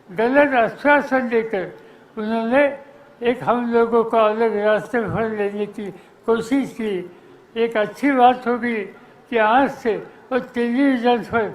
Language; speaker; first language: Hindi; non-native, local second language; Marathi